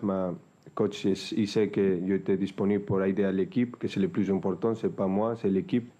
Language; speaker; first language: French; non-native, fluent; Spanish